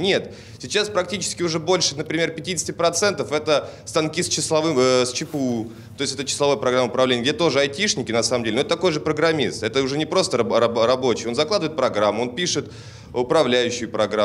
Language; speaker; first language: Russian; native; Russian